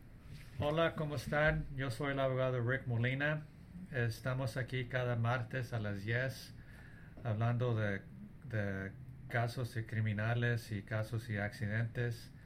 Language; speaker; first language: Spanish; early bilingual, heritage; English